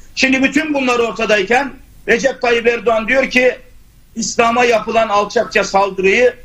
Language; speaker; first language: Turkish; native; Turkish